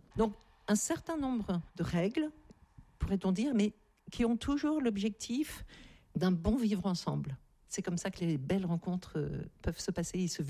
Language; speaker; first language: French; native; French